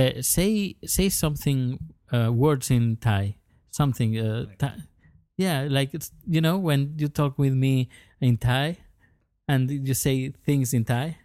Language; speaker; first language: English; non-native, learner; Spanish